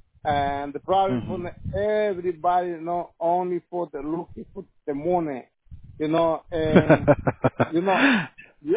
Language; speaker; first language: English; non-native, learner; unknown